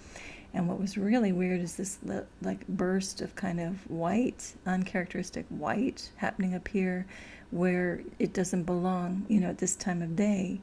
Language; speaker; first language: English; native; English